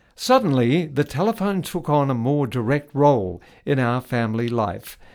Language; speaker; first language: English; native; English